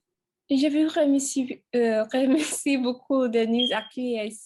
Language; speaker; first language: French; non-native, learner; English